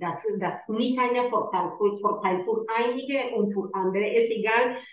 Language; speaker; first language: German; non-native, learner; Spanish